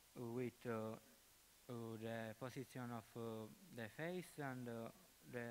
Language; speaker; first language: English; non-native, fluent; Italian